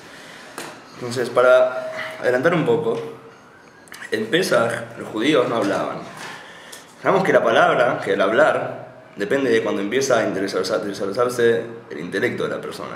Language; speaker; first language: Spanish; native; Spanish